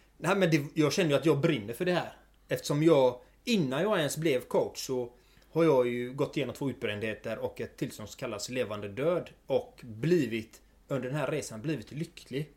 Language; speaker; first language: Swedish; native; Swedish